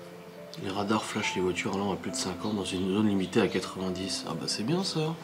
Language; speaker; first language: French; native; French